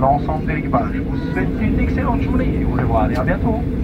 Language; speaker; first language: French; native; French